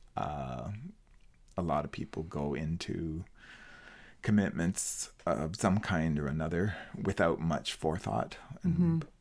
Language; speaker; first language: English; non-native, fluent; Spanish